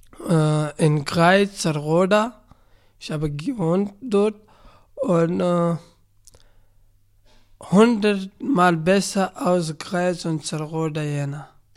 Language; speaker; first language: German; non-native, learner; Persian